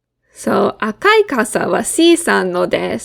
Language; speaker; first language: Japanese; non-native, fluent; English